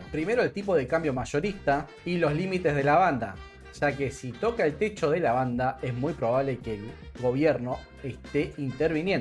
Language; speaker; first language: Spanish; native; Spanish